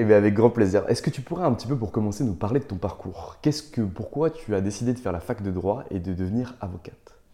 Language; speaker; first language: French; native; French